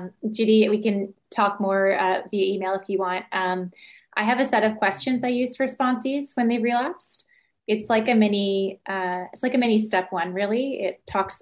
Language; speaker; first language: English; native; English